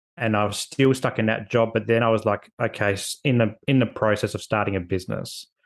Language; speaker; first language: English; native; English